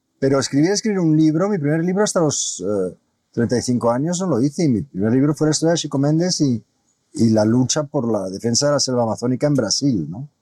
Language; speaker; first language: Spanish; native; Spanish